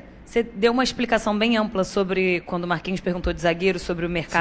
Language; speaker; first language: Portuguese; native; Portuguese